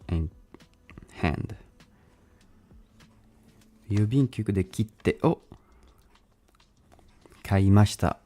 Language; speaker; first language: Japanese; non-native, learner; English